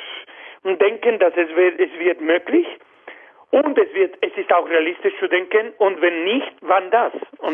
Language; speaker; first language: German; non-native, fluent; Spanish